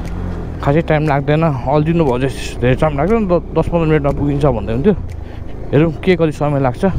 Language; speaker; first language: Nepali; native; Nepali